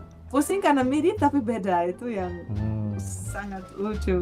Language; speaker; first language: Indonesian; non-native, fluent; Russian